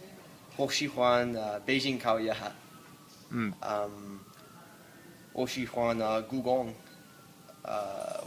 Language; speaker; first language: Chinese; non-native, learner; English